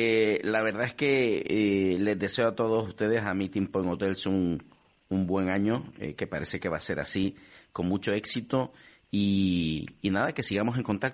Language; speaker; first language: Spanish; native; Spanish